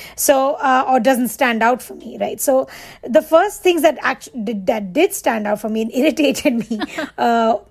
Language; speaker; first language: English; non-native, local second language; Bangla